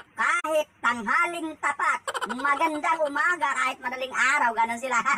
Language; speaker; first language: Filipino; non-native, local second language; Iloko